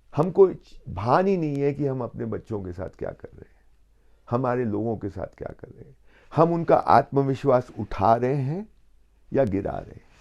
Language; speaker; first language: Hindi; native; Hindi